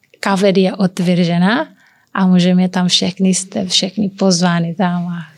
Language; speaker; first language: Czech; non-native, learner; Kabuverdianu